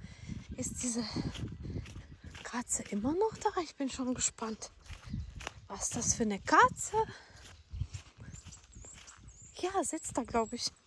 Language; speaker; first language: German; non-native, fluent; Ukrainian